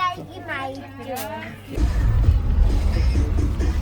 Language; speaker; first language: Korean; early bilingual, heritage; Korean